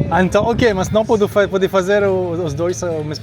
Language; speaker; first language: Portuguese; non-native, learner; French